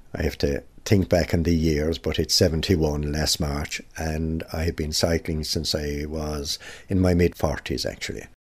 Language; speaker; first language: English; native; English